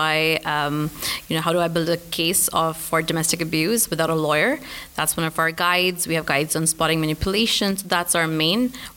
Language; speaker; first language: English; non-native, local second language; Urdu